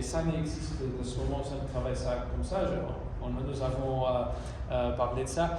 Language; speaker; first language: French; non-native, fluent; Italian